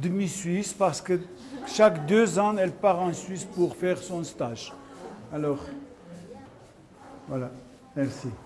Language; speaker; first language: French; non-native, learner; Armenian